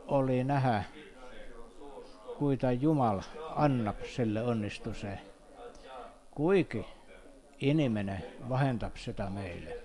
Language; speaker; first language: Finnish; non-native, learner; Estonian